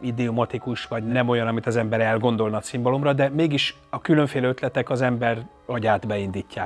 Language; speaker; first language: Hungarian; native; Hungarian